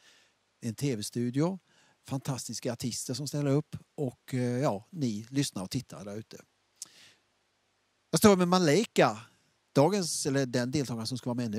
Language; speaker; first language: Swedish; native; Swedish